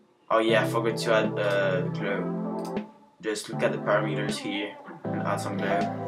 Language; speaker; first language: English; non-native, fluent; French